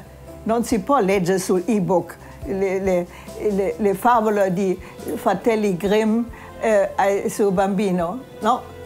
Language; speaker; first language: Italian; non-native, fluent; German